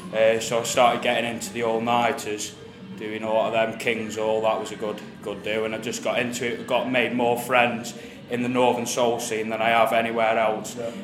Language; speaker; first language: English; native; English